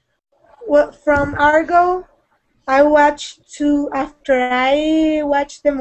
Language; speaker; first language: English; non-native, learner; Spanish